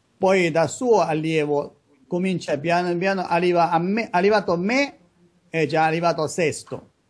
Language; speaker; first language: Italian; non-native, learner; Chinese